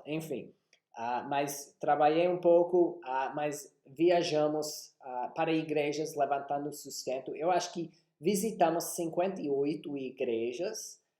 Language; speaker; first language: Portuguese; non-native, fluent; English